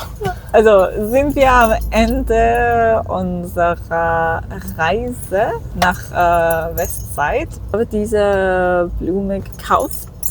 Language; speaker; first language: German; non-native, learner; Persian